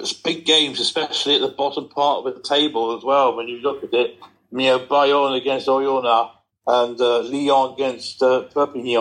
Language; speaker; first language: English; native; English